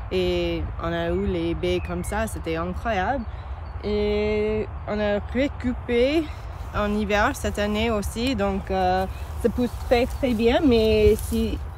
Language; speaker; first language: French; non-native, learner; English